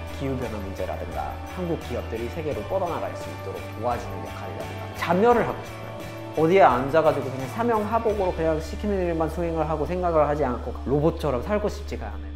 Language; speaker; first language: Korean; non-native, fluent; English